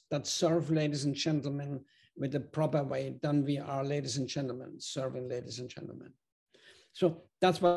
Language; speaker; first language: English; non-native, fluent; German